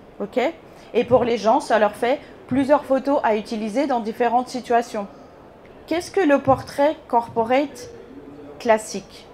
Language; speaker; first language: French; non-native, fluent; Bulgarian